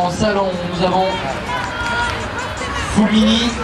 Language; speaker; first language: French; native; French